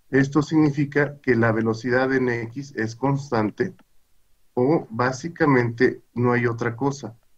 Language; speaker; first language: Spanish; native; Spanish